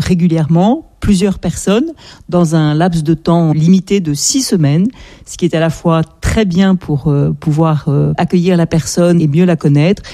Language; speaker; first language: French; native; French